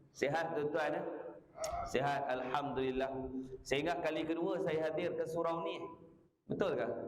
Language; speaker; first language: Malay; native; Malay